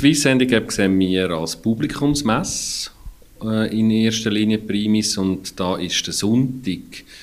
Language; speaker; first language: German; native; German